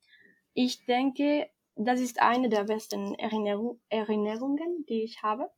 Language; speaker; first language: German; non-native, fluent; Spanish